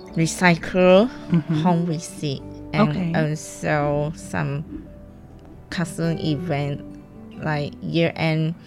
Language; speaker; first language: English; non-native, local second language; Chinese